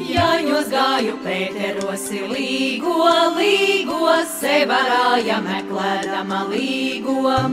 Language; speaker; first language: Latvian; early bilingual, heritage; Latvian